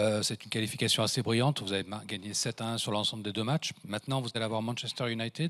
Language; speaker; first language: French; native; French